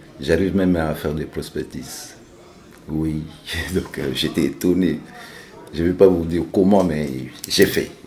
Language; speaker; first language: French; non-native, local second language; Lingala